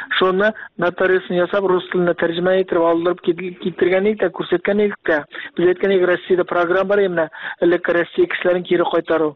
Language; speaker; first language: Tatar; early bilingual, heritage; Tatar